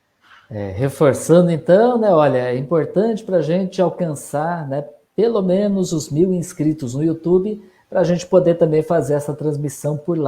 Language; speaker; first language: Portuguese; native; Portuguese